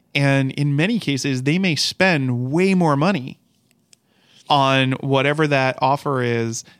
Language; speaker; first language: English; native; English